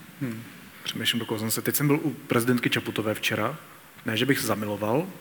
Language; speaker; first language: Czech; native; Czech